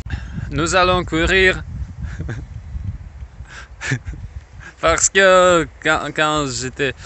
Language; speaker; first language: French; non-native, learner; Russian